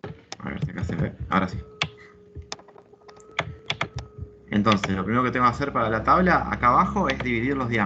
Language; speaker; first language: Spanish; native; Spanish